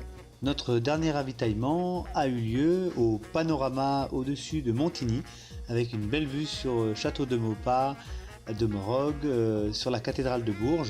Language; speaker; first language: French; native; French